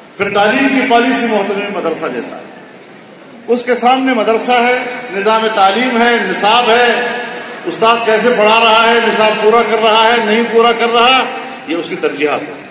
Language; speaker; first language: Urdu; non-native, local second language; Pashto